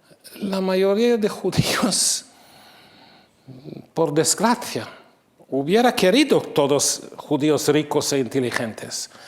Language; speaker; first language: Spanish; non-native, fluent; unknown